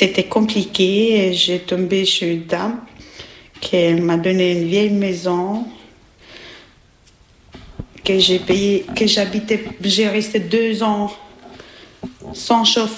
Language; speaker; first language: French; non-native, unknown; Albanian